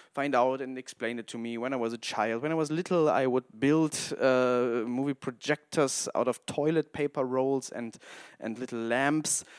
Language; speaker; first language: English; non-native, fluent; German